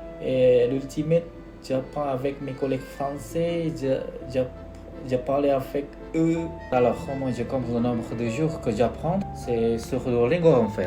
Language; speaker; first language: French; non-native, learner; Indonesian